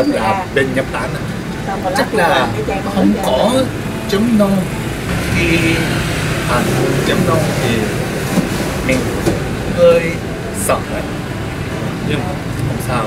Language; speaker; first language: Vietnamese; non-native, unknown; Japanese